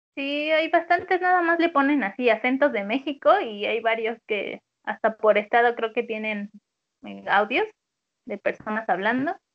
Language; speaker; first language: Spanish; native; Spanish